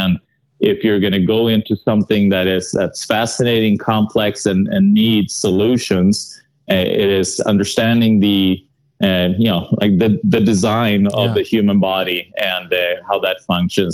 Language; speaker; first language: English; non-native, fluent; Swedish